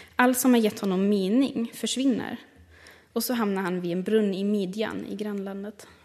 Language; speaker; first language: Swedish; non-native, fluent; German